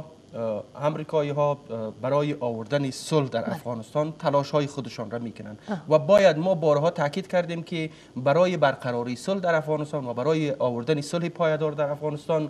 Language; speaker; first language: Persian; native; Persian